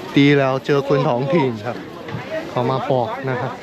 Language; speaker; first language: Thai; non-native, fluent; Chinese